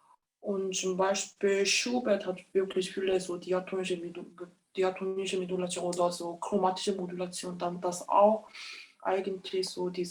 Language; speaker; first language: German; non-native, fluent; Korean